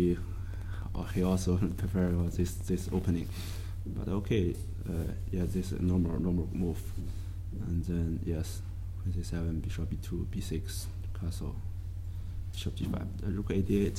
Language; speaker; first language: English; non-native, learner; Chinese